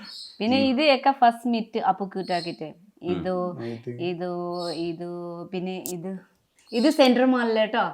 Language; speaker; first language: Malayalam; non-native, learner; Nepali